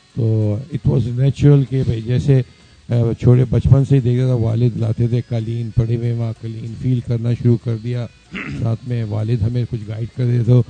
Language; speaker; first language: Urdu; native; Urdu